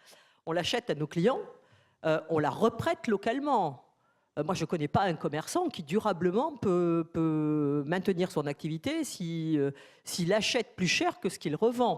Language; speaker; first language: French; native; French